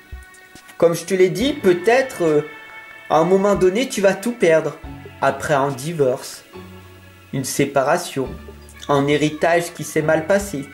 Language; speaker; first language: French; native; French